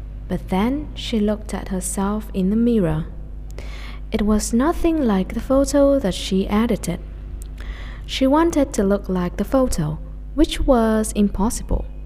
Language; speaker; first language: English; non-native, fluent; Vietnamese